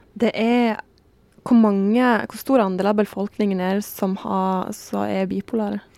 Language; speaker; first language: Norwegian; native; Norwegian